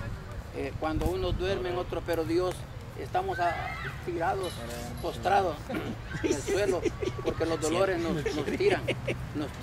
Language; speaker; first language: Spanish; native; Spanish